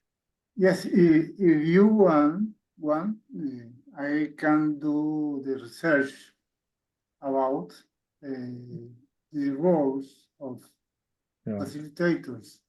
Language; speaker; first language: English; non-native, learner; Spanish